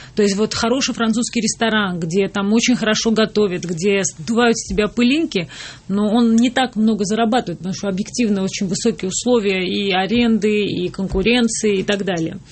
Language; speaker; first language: Russian; non-native, local second language; Georgian